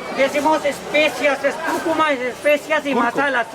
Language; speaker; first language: Spanish; non-native, learner; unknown